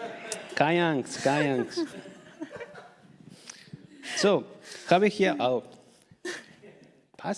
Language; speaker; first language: German; non-native, learner; Spanish